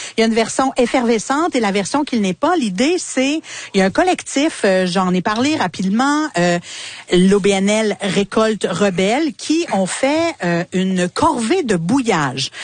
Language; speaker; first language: French; native; French